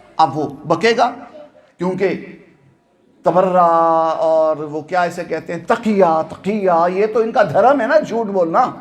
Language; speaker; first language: Urdu; non-native, local second language; Punjabi